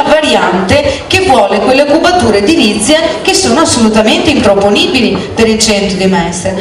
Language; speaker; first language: Italian; native; Italian